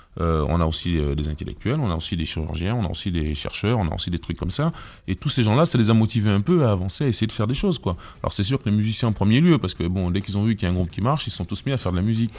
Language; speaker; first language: French; native; French